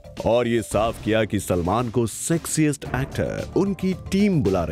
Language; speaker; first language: Hindi; native; Hindi